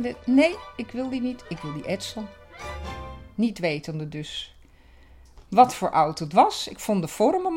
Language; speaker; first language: Dutch; native; Dutch